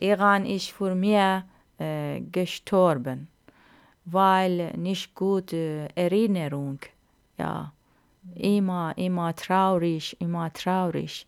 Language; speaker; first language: German; non-native, learner; Arabic